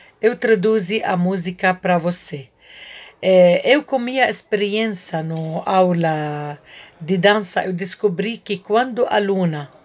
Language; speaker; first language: Portuguese; non-native, learner; Arabic